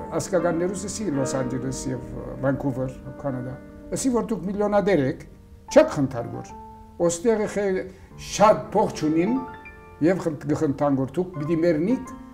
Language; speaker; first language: Armenian; early bilingual, heritage; Armenian